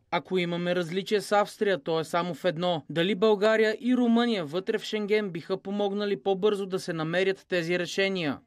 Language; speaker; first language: Bulgarian; native; Bulgarian